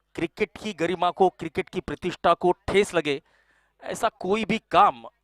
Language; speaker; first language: Hindi; non-native, local second language; Marathi